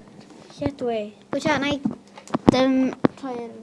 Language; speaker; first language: Welsh; non-native, local second language; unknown